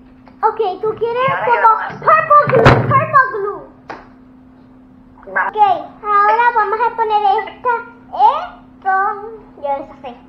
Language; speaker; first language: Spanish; early bilingual, heritage; English